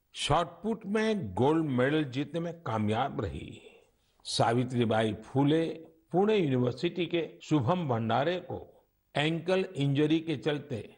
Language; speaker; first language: Hindi; non-native, local second language; Gujarati